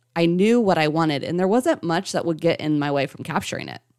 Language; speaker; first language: English; native; English